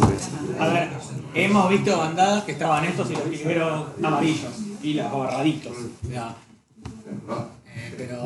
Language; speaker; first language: Spanish; native; Spanish